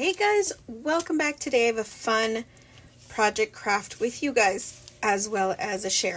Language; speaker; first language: English; native; English